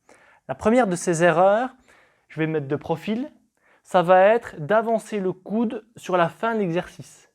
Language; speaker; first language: French; native; French